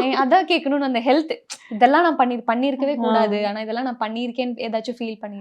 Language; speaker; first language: Tamil; native; Tamil